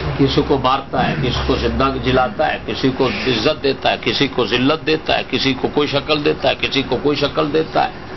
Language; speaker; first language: Urdu; non-native, local second language; Punjabi